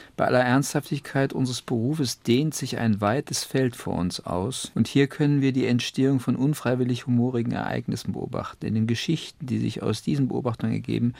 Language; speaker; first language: German; native; German